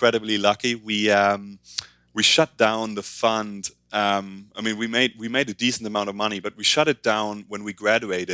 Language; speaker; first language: English; non-native, fluent; German